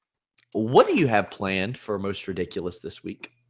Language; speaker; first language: English; native; English